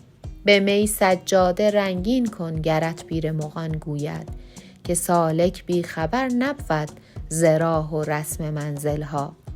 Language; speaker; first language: Persian; native; Persian